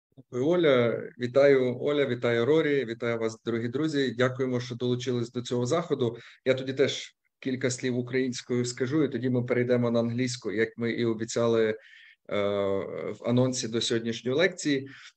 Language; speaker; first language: Ukrainian; native; Ukrainian